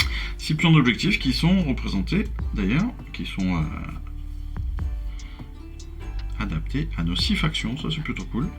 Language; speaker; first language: French; native; French